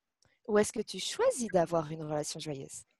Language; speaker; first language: French; native; French